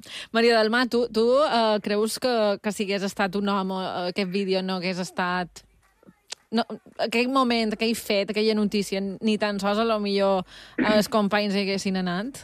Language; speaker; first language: Catalan; native; Catalan